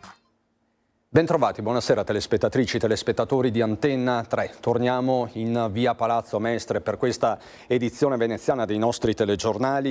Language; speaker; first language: Italian; native; Italian